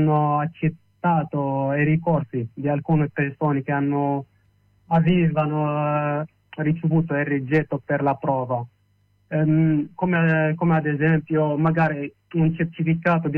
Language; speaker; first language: Italian; non-native, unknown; Arabic